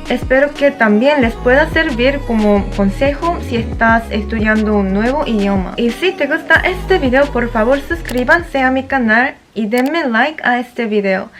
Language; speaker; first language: Spanish; non-native, fluent; Korean